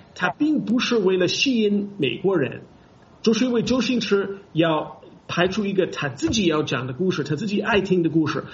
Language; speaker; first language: Chinese; non-native, fluent; English